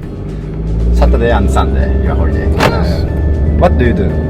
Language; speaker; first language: English; non-native, learner; Japanese